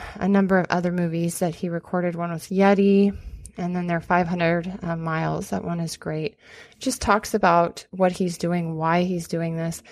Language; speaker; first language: English; native; English